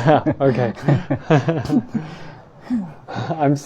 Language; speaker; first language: English; non-native, fluent; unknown